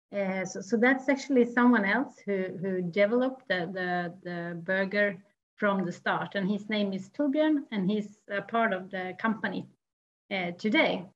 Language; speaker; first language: English; non-native, fluent; Swedish